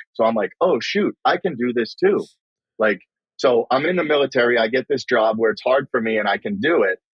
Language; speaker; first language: English; native; English